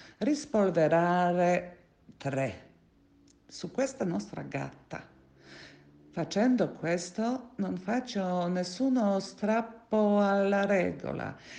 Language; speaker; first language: Italian; non-native, fluent; Polish